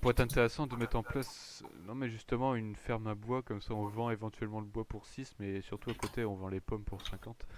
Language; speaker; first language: French; native; French